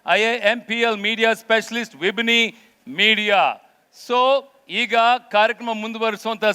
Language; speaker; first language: Kannada; native; Kannada